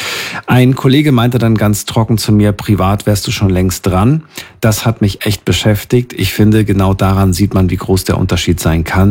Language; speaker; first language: German; native; German